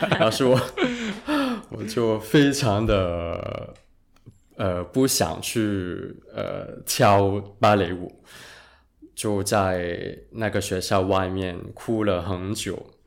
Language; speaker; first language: Chinese; non-native, local second language; Cantonese